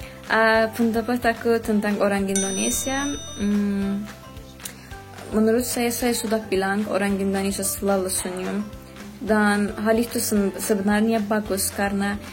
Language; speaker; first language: Indonesian; non-native, fluent; Azerbaijani